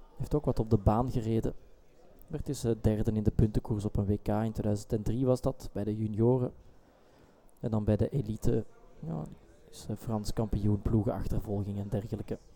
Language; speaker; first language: Dutch; native; Dutch